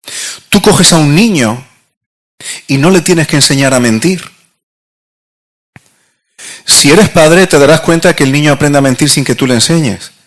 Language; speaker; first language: Spanish; native; Spanish